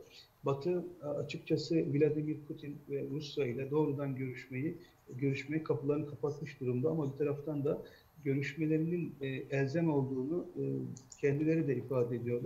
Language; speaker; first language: Turkish; native; Turkish